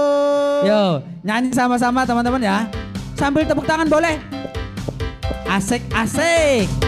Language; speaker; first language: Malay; non-native, local second language; Javanese